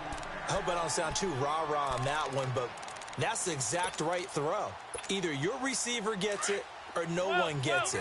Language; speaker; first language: English; native; English